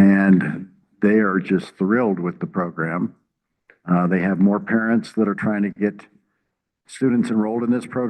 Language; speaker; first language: English; native; English